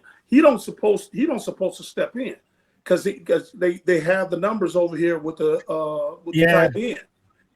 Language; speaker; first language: English; native; English